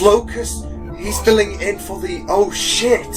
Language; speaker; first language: English; native; English